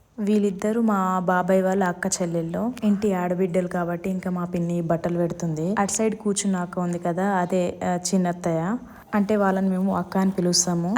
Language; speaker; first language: Telugu; non-native, local second language; Lambadi